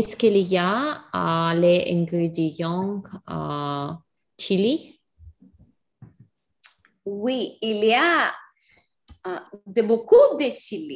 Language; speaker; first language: French; non-native, learner; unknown